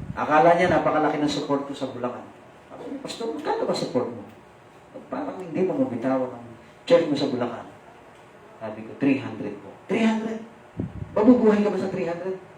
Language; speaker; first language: Filipino; non-native, local second language; Pampanga